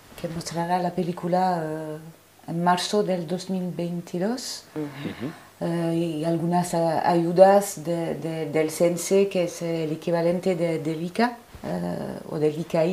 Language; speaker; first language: Spanish; non-native, fluent; French